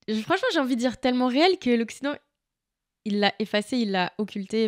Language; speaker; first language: French; native; French